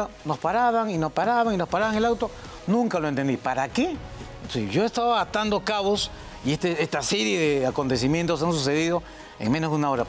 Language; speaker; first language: Spanish; native; Spanish